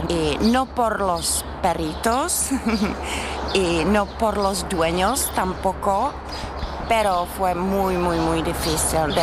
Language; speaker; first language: Spanish; non-native, learner; Czech